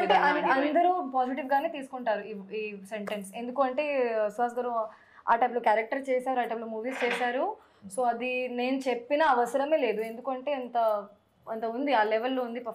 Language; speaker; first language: Telugu; non-native, fluent; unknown